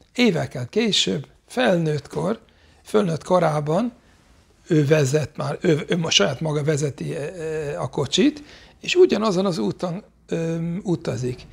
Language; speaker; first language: Hungarian; non-native, fluent; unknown